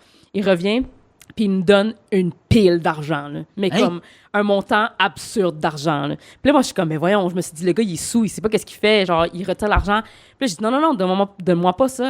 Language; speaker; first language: French; native; French